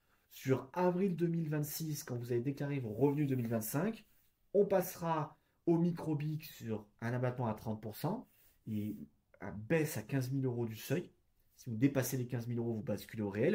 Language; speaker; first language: French; native; French